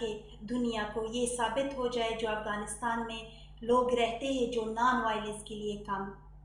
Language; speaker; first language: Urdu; non-native, learner; Persian